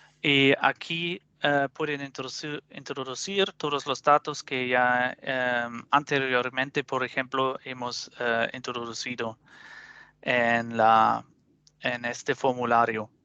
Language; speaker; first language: Spanish; non-native, fluent; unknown